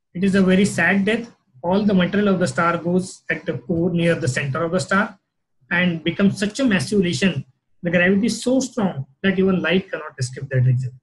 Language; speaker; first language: English; non-native, local second language; Marathi